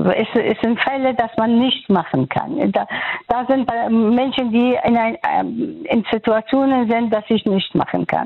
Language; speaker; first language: German; non-native, fluent; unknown